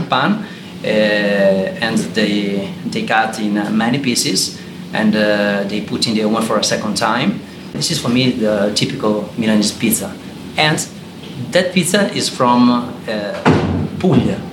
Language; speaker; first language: English; non-native, learner; Italian